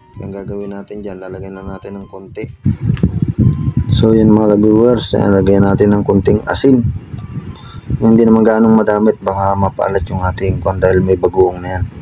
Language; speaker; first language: Filipino; non-native, local second language; Bikol